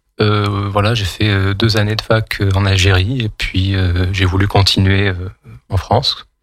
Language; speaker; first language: French; non-native, local second language; Kabyle